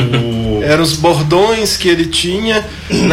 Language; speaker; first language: Portuguese; native; Portuguese